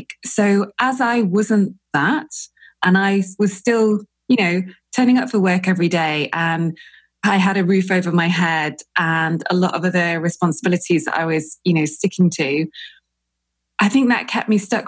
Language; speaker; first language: English; native; English